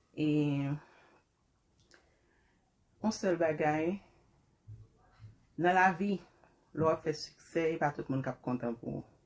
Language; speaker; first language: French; non-native, local second language; Haitian Creole